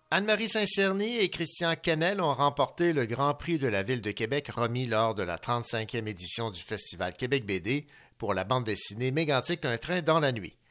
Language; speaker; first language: French; native; French